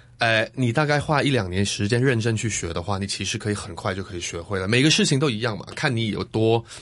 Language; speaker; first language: Chinese; non-native, fluent; Cantonese